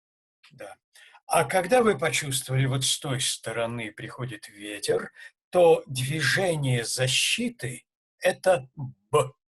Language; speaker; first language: Russian; native; Russian